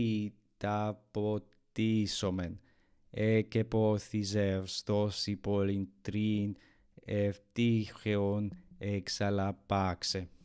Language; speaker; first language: Greek; non-native, learner; English